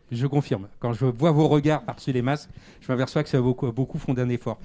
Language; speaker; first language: French; native; French